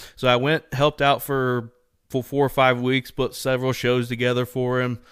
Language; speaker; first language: English; native; English